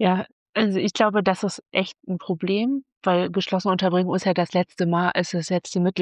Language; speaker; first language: German; native; German